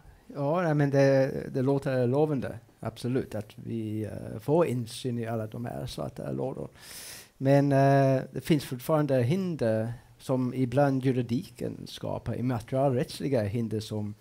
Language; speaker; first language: Swedish; non-native, fluent; English